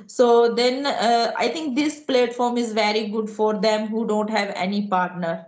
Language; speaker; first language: English; non-native, local second language; Hindi